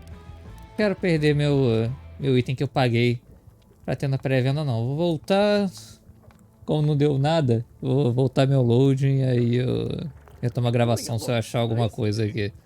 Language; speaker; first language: Portuguese; native; Portuguese